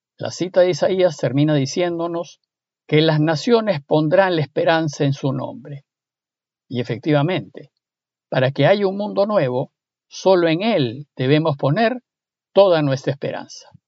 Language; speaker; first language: Spanish; native; Spanish